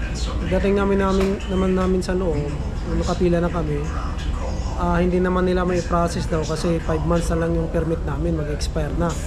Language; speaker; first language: Filipino; non-native, local second language; Cebuano